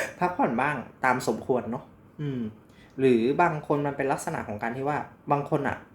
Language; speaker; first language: Thai; native; Thai